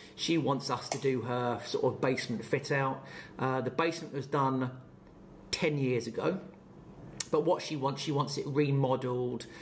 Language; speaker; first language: English; native; English